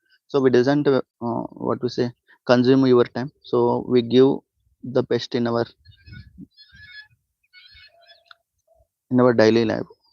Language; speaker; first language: English; non-native, local second language; Telugu